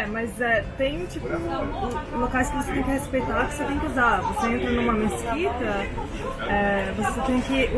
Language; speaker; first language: Portuguese; early bilingual, heritage; Portuguese